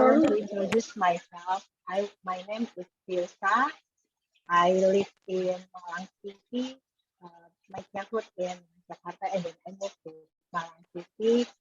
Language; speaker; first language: English; non-native, learner; Indonesian